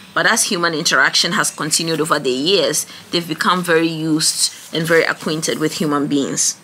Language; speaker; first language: English; non-native, local second language; Ewe